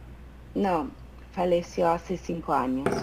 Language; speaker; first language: Spanish; non-native, fluent; Italian